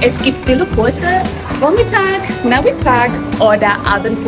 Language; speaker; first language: German; non-native, learner; Thai